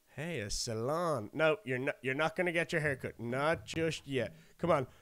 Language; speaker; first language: English; native; English